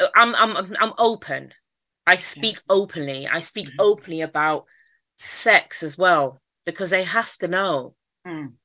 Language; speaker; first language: English; native; English